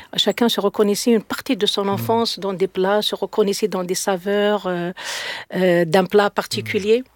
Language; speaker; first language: French; non-native, local second language; Kabyle